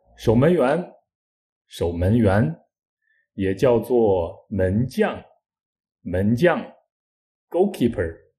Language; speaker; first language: Chinese; native; Chinese